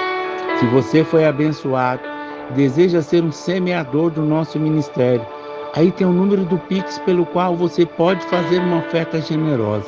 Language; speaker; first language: Portuguese; native; Portuguese